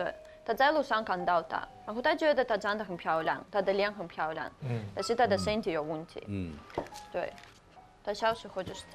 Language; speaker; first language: Chinese; non-native, learner; English